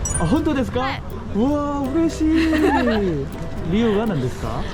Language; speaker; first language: Japanese; non-native, learner; Korean